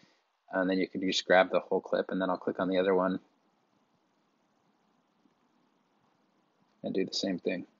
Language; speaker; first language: English; native; English